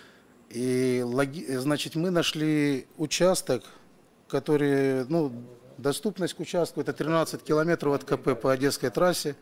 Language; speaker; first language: Russian; native; Russian